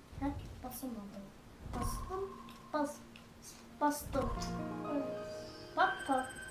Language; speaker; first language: Turkish; early bilingual, heritage; German